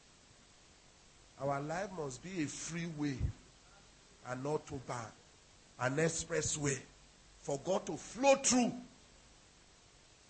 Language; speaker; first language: English; non-native, local second language; Yoruba